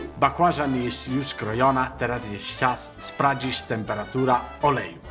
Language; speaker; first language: Polish; non-native, learner; Italian